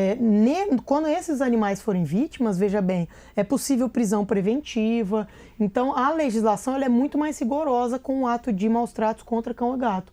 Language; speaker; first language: Portuguese; native; Portuguese